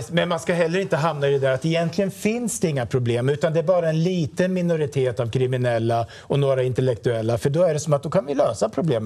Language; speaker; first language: Swedish; native; Swedish